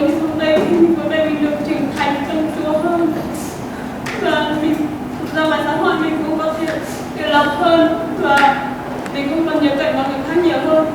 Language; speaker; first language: Vietnamese; non-native, local second language; Hmong